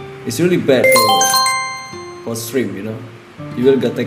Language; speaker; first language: English; non-native, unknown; Indonesian